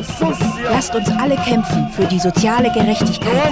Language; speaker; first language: German; native; German